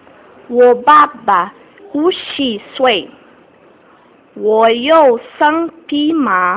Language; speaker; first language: Chinese; non-native, learner; Portuguese